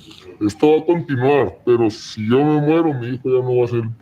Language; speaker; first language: Spanish; native; Spanish